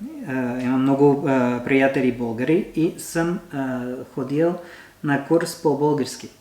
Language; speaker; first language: Bulgarian; non-native, learner; French